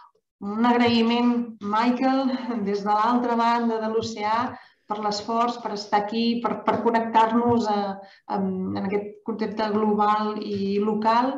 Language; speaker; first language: Catalan; native; Catalan